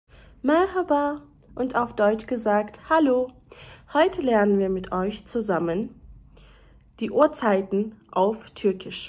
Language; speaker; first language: German; early bilingual, other home language; Turkish